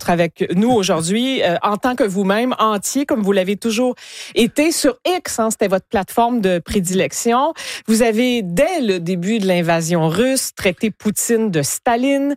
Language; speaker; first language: French; native; French